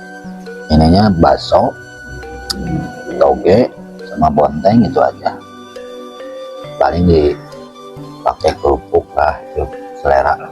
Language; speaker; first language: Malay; non-native, local second language; Sundanese